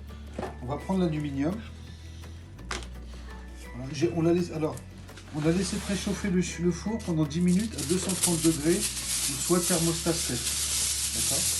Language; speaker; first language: French; native; French